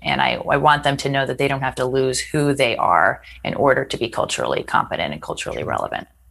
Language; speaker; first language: English; native; English